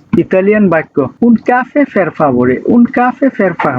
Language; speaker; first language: Italian; non-native, learner; Bangla